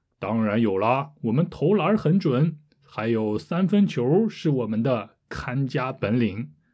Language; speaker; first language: Chinese; native; Chinese